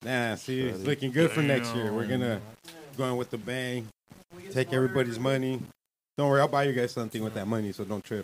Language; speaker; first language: English; early bilingual, other home language; Spanish